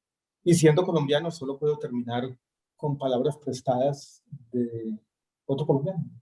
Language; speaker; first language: Spanish; native; Spanish